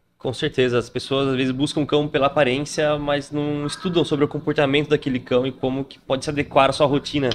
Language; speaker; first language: Portuguese; native; Portuguese